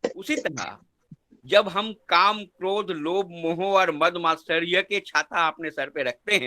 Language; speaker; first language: Hindi; non-native, local second language; Bangla